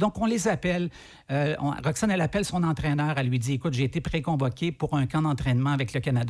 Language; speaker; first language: French; native; French